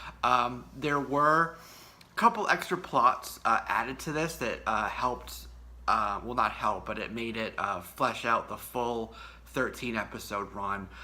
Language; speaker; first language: English; native; English